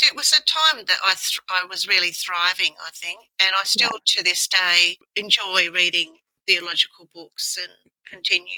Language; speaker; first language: English; native; English